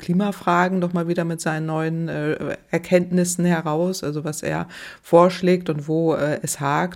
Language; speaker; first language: German; native; German